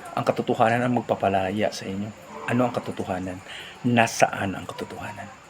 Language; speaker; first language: Filipino; non-native, local second language; Cebuano